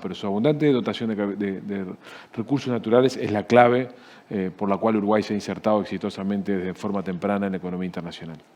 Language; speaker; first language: Spanish; native; Spanish